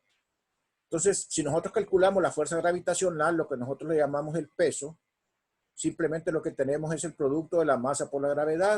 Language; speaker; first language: Spanish; native; Spanish